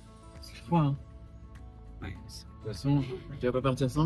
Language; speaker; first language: French; native; French